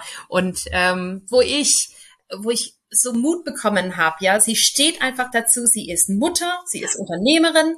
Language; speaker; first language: German; non-native, fluent; English